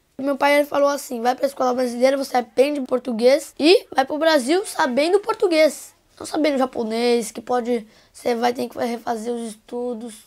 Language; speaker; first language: Portuguese; early bilingual, heritage; Portuguese